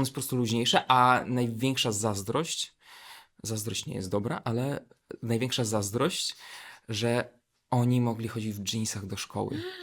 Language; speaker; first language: Polish; non-native, fluent; Belarusian